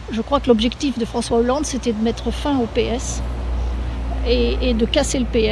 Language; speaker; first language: French; native; French